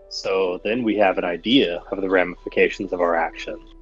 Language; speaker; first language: English; native; English